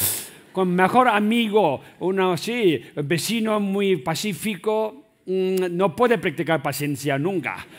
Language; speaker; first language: Spanish; non-native, learner; Tibetan